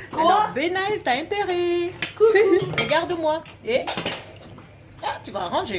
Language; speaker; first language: French; native; French